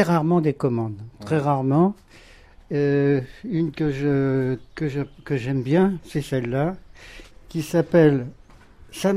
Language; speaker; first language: French; native; French